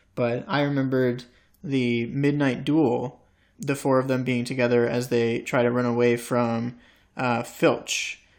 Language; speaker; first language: English; native; English